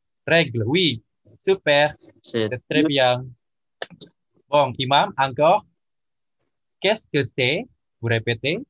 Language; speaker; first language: French; non-native, learner; Indonesian